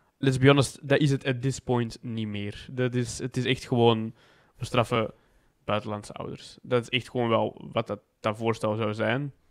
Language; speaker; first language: Dutch; native; Dutch